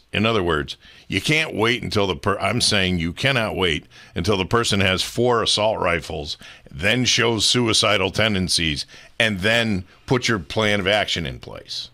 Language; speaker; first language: English; native; English